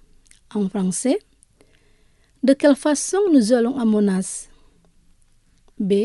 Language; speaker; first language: French; non-native, fluent; Indonesian